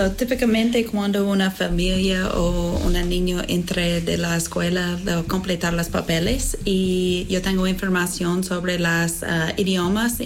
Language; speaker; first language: Spanish; non-native, learner; English